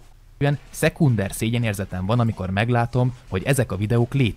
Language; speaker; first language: Hungarian; native; Hungarian